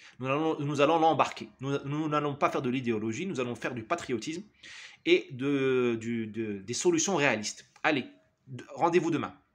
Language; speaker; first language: French; non-native, local second language; Arabic